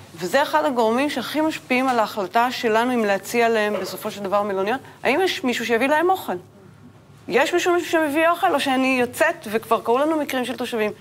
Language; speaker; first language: Hebrew; native; Hebrew